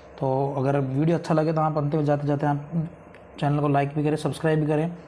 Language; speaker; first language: Hindi; native; Hindi